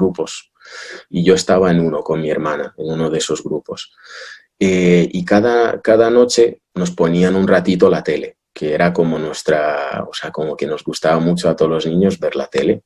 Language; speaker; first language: Spanish; early bilingual, other home language; Russian